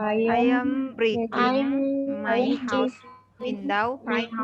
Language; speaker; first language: English; non-native, learner; Indonesian